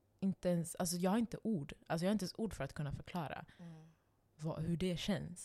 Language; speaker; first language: Swedish; non-native, local second language; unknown